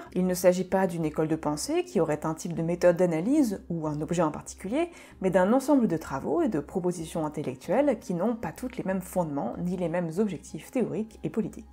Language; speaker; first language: French; native; French